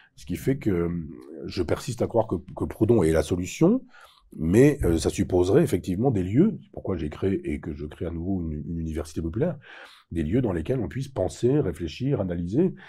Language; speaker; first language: French; native; French